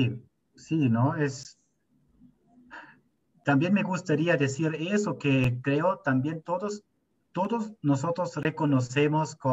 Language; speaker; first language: Spanish; non-native, fluent; German